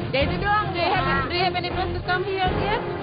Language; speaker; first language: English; non-native, learner; Indonesian